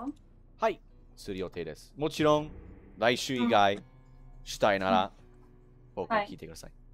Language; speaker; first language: Japanese; non-native, learner; English